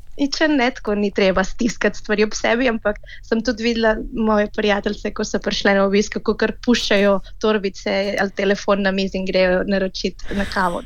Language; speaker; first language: Slovenian; early bilingual, heritage; Slovenian